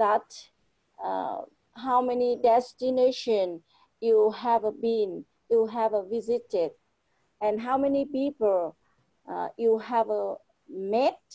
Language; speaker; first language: English; non-native, fluent; Vietnamese